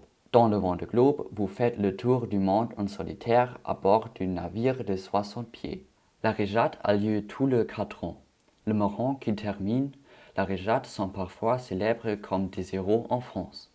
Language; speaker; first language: French; non-native, learner; German